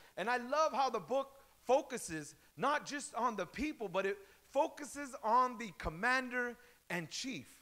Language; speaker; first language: English; native; English